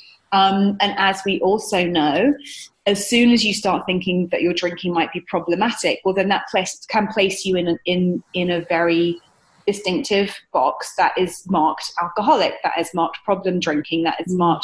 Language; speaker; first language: English; native; English